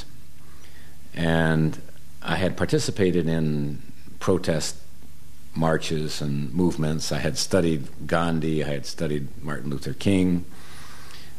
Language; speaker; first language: English; native; English